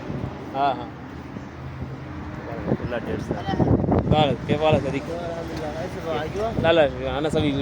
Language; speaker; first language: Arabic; non-native, learner; Tamil